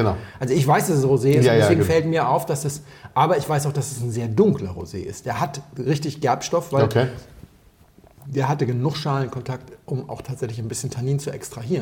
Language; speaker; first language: German; native; German